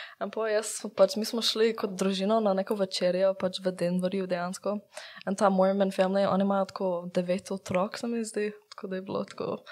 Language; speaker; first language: Slovenian; early bilingual, heritage; English